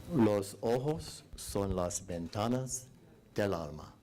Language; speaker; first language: Spanish; non-native, learner; English